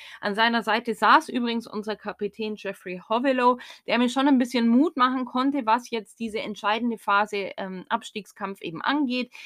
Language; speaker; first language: German; native; German